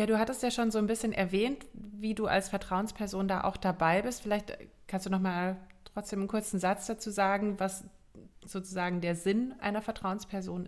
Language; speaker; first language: German; native; German